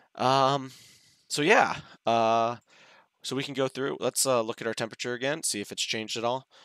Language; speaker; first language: English; native; English